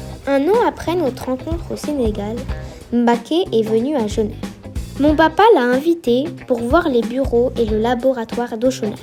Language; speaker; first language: French; native; French